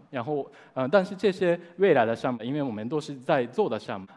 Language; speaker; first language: Chinese; non-native, fluent; Japanese